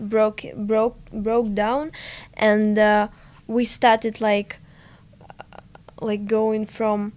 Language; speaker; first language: English; non-native, fluent; Ukrainian